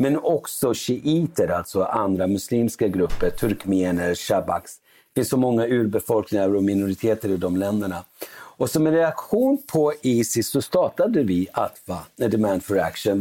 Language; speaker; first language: Swedish; early bilingual, other home language; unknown